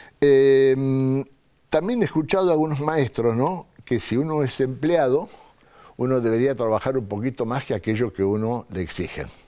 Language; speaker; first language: Spanish; native; Spanish